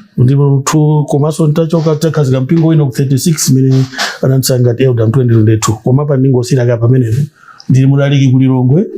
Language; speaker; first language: Nyanja; non-native, local second language; Tumbuka